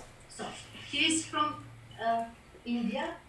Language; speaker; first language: English; non-native, fluent; Macedonian